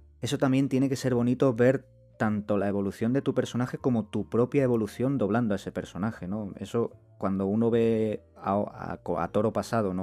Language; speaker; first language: Spanish; native; Spanish